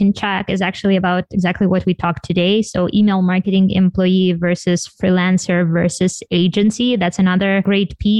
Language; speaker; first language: English; non-native, fluent; Ukrainian